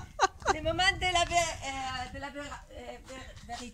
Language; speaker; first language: French; non-native, learner; Spanish